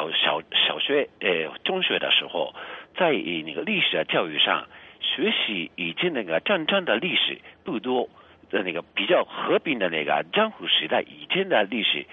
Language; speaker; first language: Chinese; non-native, fluent; Japanese